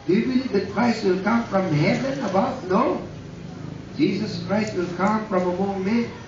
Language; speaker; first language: English; non-native, local second language; Filipino